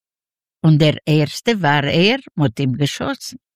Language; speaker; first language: German; non-native, learner; Ukrainian